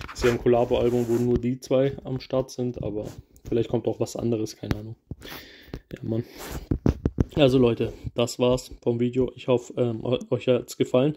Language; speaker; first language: German; early bilingual, other home language; Kurdish